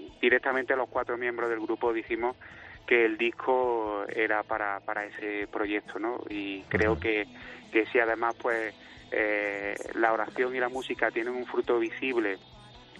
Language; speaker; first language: Spanish; native; Spanish